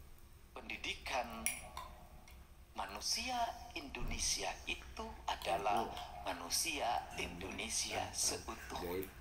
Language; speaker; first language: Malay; non-native, local second language; Sundanese